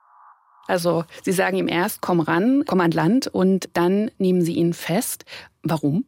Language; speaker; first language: German; native; German